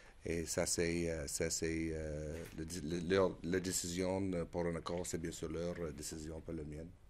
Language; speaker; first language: French; non-native, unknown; English